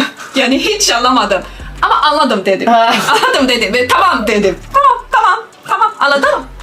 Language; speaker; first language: Turkish; non-native, learner; Chinese